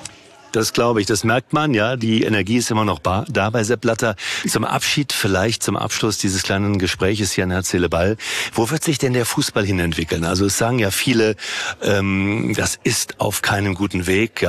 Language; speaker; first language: German; native; German